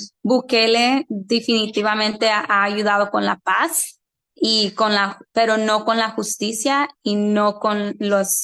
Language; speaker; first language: Spanish; early bilingual, heritage; Spanish